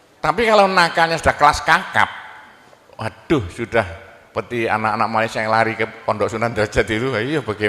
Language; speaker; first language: Indonesian; non-native, local second language; Javanese